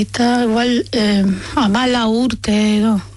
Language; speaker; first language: Basque; non-native, fluent; Arabic